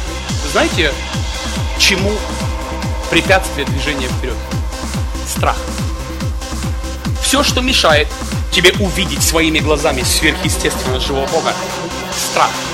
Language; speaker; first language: Russian; native; Russian